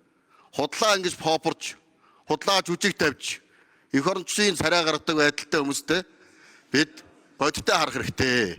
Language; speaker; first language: Mongolian; native; Mongolian